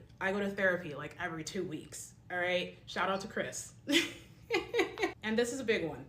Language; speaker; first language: English; native; English